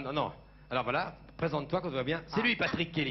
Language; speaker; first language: French; native; French